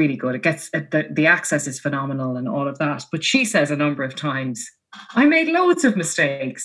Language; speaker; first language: English; native; English